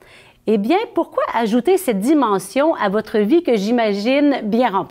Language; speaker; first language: French; native; French